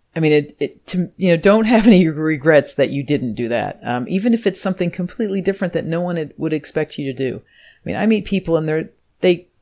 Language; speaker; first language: English; native; English